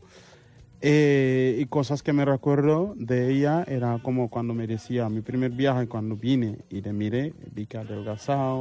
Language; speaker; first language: Spanish; non-native, fluent; Wolof